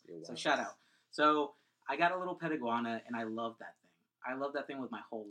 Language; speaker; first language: English; early bilingual, other home language; Spanish